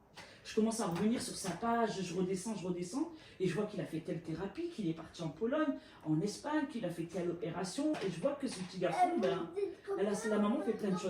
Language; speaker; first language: French; native; French